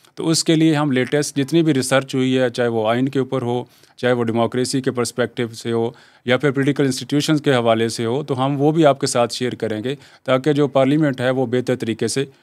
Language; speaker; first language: Urdu; native; Urdu